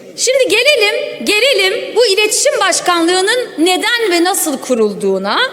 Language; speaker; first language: Turkish; non-native, local second language; Kurdish